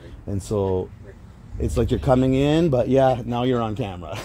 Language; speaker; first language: English; native; English